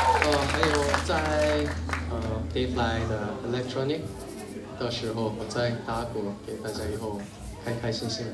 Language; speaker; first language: Chinese; non-native, fluent; Korean